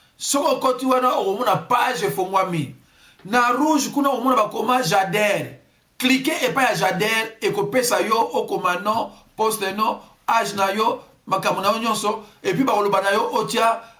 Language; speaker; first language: Lingala; non-native, local second language; Kongo